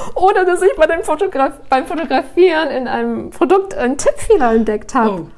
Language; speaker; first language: German; early bilingual, other home language; Russian